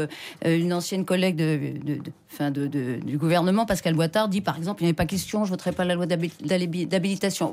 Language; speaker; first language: French; native; French